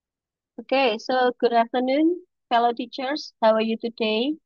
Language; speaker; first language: English; non-native, fluent; Indonesian